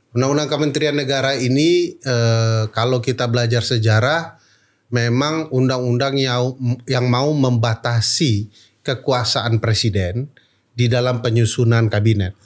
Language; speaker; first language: Indonesian; non-native, local second language; Minangkabau